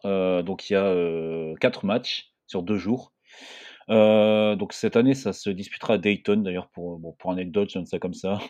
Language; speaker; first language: French; native; French